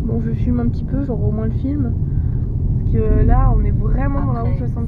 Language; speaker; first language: French; native; French